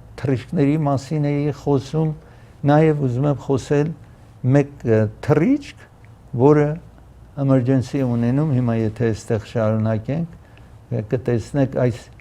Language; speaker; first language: Armenian; early bilingual, heritage; Armenian